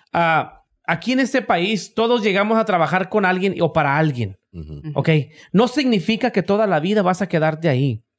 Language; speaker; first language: Spanish; native; Spanish